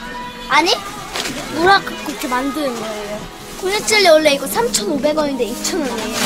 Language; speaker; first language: Korean; early bilingual, other home language; Russian